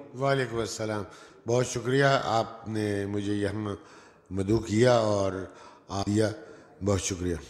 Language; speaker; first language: Urdu; non-native, local second language; Gujarati